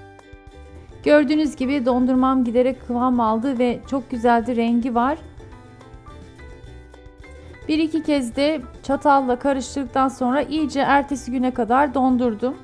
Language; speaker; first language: Turkish; native; Turkish